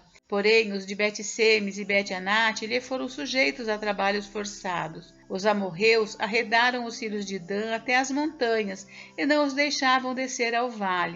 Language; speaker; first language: Portuguese; native; Portuguese